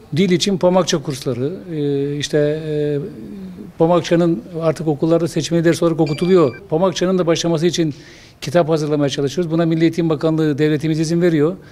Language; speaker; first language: Turkish; non-native, local second language; Bulgarian